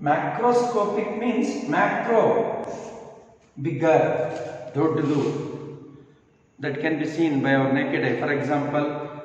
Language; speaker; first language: English; non-native, local second language; Kannada